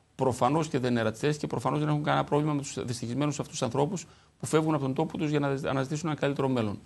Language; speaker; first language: Greek; native; Greek